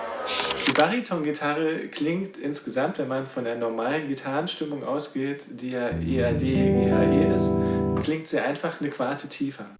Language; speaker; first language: German; native; German